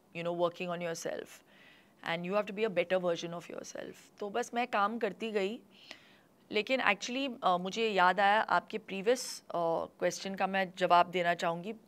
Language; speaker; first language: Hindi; non-native, local second language; Tulu